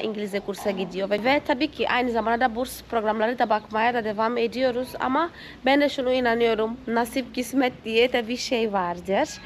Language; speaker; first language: Turkish; non-native, fluent; Portuguese